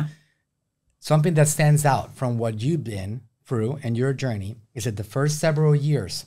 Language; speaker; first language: English; native; English